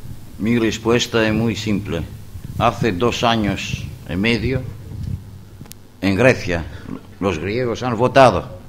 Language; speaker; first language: Spanish; non-native, fluent; Greek